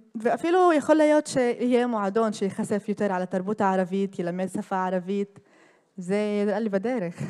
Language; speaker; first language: Hebrew; non-native, local second language; Arabic